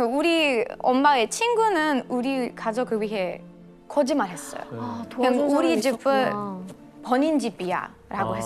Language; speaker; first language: Korean; non-native, fluent; Bosnian